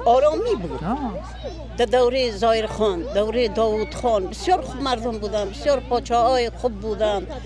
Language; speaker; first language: Persian; native; Persian